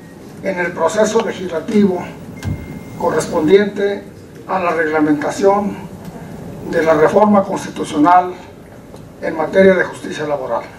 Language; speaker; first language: Spanish; native; Spanish